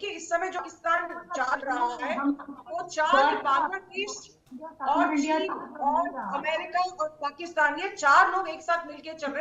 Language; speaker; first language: Hindi; native; Hindi